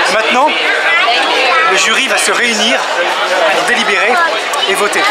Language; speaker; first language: French; native; French